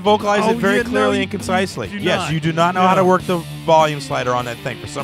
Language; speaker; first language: English; native; English